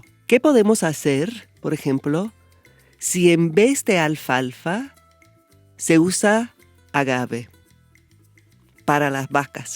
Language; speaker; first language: Spanish; non-native, fluent; English